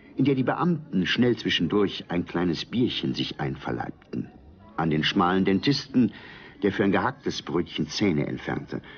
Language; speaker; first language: German; native; German